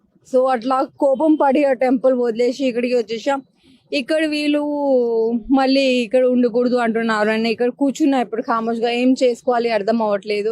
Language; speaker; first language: Telugu; non-native, local second language; Hindi